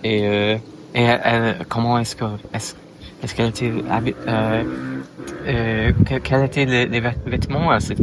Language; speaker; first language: French; non-native, fluent; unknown